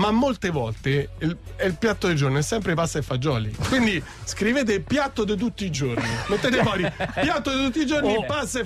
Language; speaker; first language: Italian; native; Italian